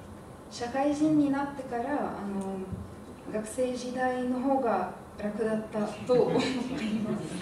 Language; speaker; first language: Japanese; non-native, fluent; Arabic